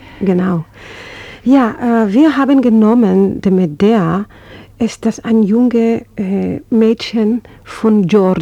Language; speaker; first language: German; non-native, learner; Hebrew